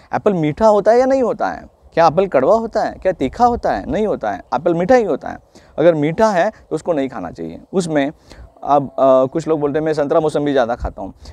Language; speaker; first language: Hindi; non-native, local second language; Marathi